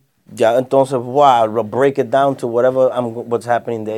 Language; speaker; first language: English; early bilingual, other home language; Spanish